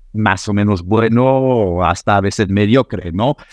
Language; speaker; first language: Spanish; non-native, fluent; French